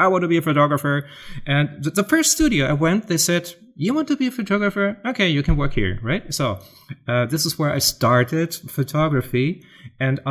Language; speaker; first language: English; non-native, fluent; German